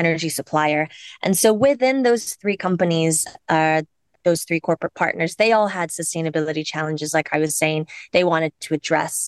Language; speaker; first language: English; native; English